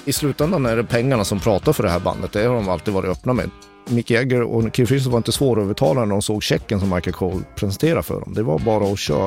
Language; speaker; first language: Swedish; native; Swedish